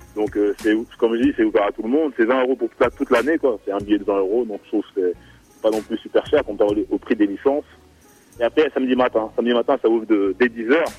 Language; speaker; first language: French; native; French